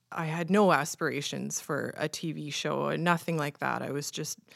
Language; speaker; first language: English; native; English